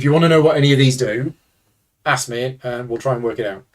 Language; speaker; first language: English; native; English